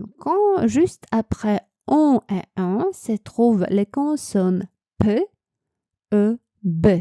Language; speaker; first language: French; non-native, fluent; Polish